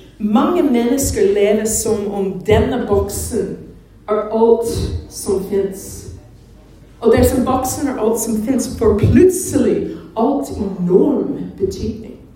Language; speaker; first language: Norwegian; non-native, fluent; English